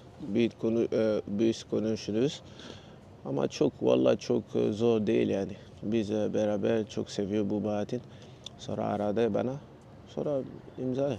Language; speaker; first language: Turkish; non-native, learner; French